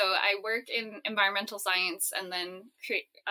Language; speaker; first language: English; native; English